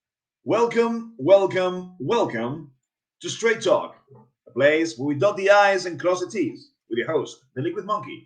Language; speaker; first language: English; non-native, fluent; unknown